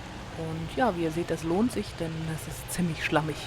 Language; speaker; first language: German; native; German